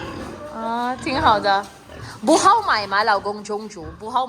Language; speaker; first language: Chinese; non-native, learner; Filipino